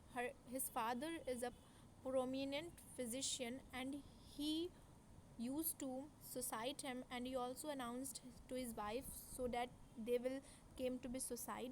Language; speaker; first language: English; non-native, local second language; Hindi